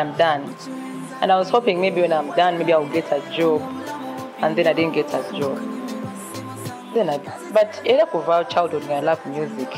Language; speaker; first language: English; non-native, local second language; Ganda